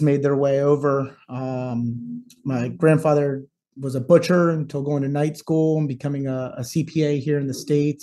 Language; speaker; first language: English; native; English